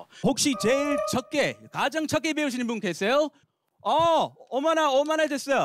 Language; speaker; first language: Korean; non-native, fluent; English